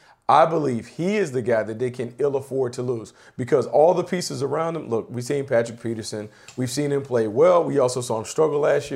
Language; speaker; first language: English; native; English